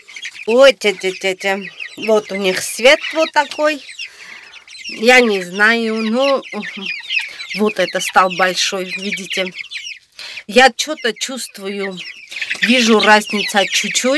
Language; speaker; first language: Russian; non-native, fluent; Armenian